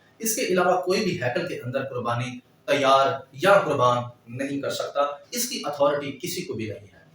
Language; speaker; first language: Urdu; non-native, local second language; Punjabi